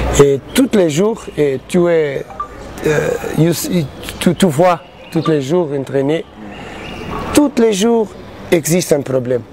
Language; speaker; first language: French; non-native, learner; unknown